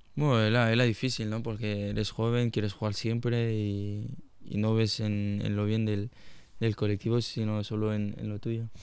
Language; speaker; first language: Spanish; non-native, fluent; French